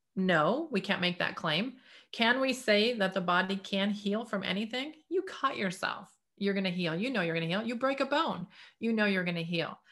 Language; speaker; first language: English; native; English